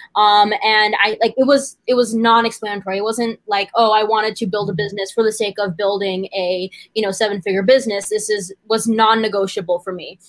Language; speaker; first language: English; native; English